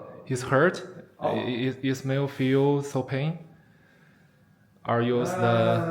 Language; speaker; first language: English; non-native, learner; Chinese